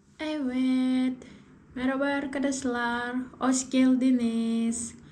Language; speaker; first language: Turkish; non-native, learner; Indonesian